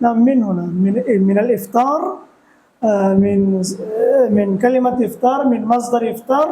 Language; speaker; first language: Arabic; non-native, fluent; Bangla